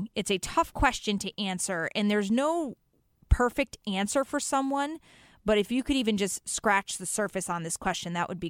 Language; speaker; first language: English; native; English